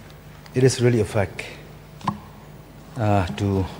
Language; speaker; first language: English; non-native, local second language; Khasi